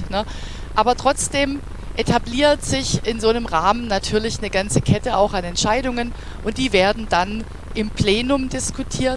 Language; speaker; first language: German; native; German